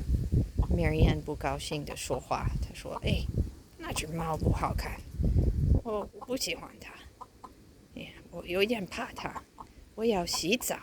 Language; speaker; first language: Chinese; non-native, fluent; English